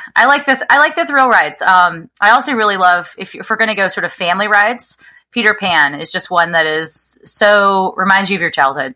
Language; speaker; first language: English; native; English